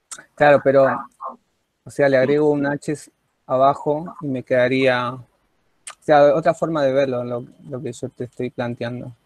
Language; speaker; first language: Spanish; native; Spanish